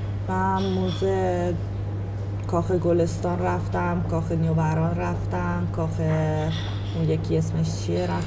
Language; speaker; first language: Persian; non-native, learner; Italian